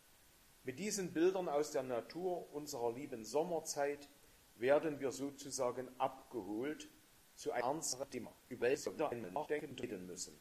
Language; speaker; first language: German; native; German